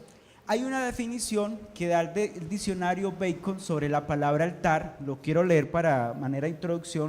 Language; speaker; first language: Spanish; native; Spanish